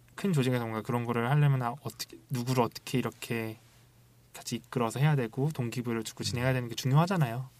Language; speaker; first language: Korean; native; Korean